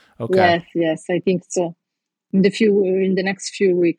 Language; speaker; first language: English; non-native, learner; Italian